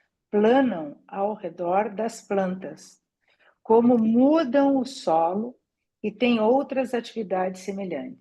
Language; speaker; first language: Portuguese; native; Portuguese